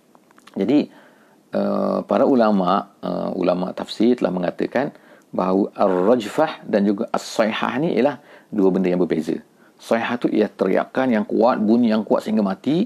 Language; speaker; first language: Malay; native; Malay